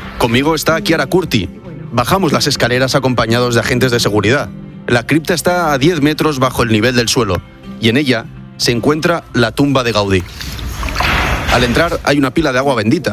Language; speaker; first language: Spanish; native; Spanish